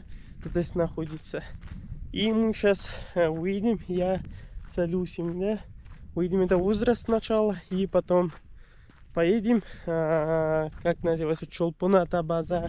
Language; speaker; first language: Russian; non-native, learner; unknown